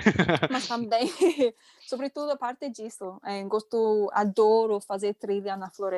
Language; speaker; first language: Portuguese; non-native, fluent; English